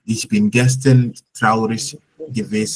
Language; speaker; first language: German; non-native, learner; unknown